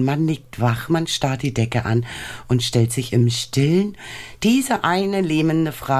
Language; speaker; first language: German; native; German